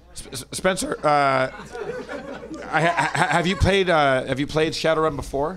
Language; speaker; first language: English; native; English